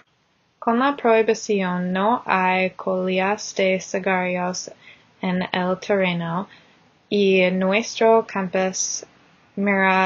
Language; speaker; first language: Spanish; non-native, learner; English